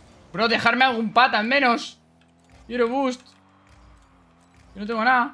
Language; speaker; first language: Spanish; native; Spanish